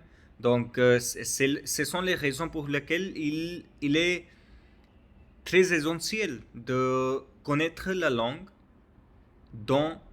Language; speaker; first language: French; non-native, learner; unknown